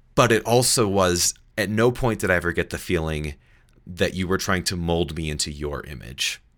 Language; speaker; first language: English; native; English